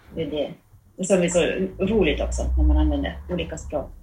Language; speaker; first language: Swedish; early bilingual, heritage; German